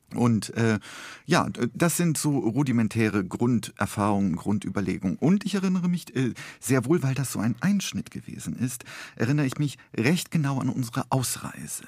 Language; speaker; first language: German; early bilingual, other home language; Polish